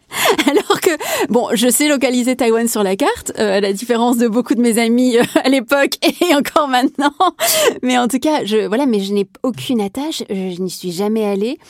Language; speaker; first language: French; native; French